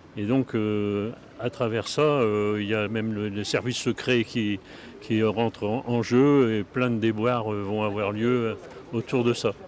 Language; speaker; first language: French; native; French